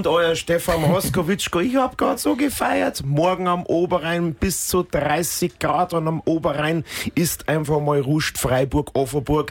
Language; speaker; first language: German; native; German